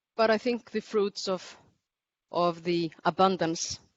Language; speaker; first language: English; non-native, fluent; Icelandic